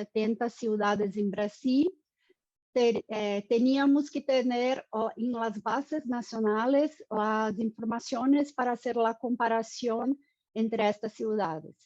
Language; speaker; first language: Spanish; non-native, fluent; Portuguese